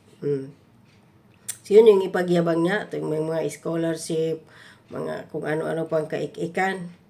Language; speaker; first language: Filipino; non-native, local second language; Cebuano